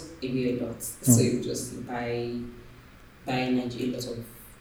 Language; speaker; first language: English; non-native, local second language; Yoruba